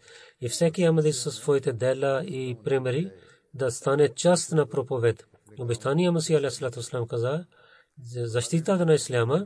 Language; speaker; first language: Bulgarian; non-native, learner; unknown